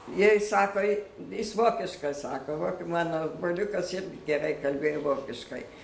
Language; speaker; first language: Lithuanian; early bilingual, other home language; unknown